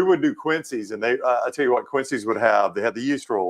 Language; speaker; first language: English; native; English